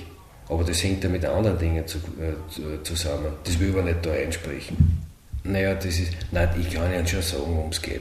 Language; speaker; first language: German; native; German